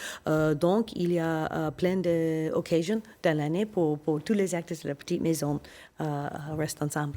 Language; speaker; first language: French; non-native, learner; English